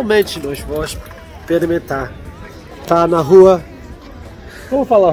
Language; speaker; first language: Portuguese; non-native, learner; English